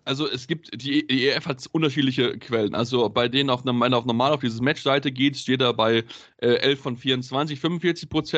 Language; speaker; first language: German; native; German